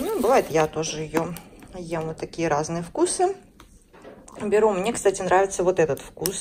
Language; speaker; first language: Russian; native; Russian